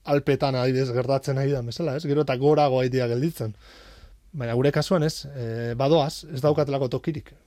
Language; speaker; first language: Basque; native; Basque